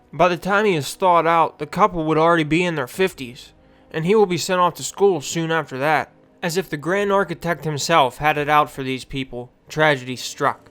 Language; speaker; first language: English; native; English